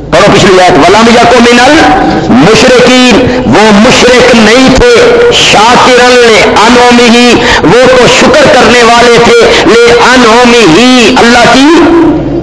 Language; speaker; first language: Urdu; non-native, local second language; Punjabi